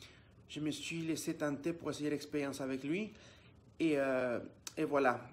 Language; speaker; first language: French; non-native, fluent; Spanish